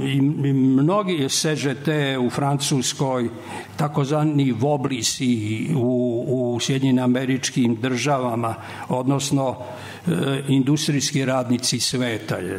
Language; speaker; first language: Serbian; native; Serbian